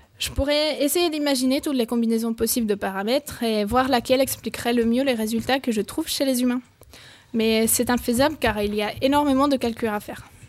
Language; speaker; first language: French; non-native, fluent; Spanish